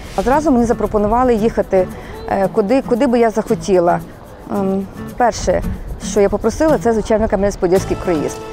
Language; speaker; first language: Ukrainian; native; Ukrainian